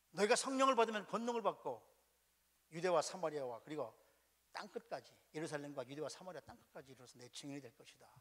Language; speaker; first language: Korean; native; Korean